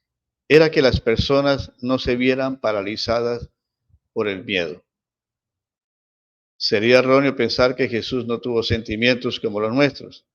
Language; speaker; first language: Spanish; native; Spanish